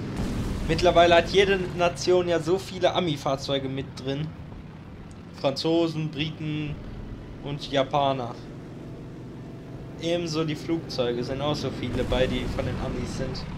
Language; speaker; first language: German; native; German